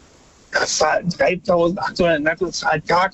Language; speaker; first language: German; native; German